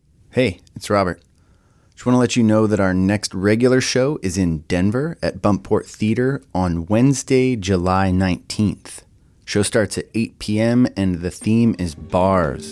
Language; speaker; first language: English; native; English